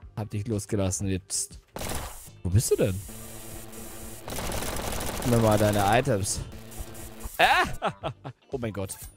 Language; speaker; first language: German; native; German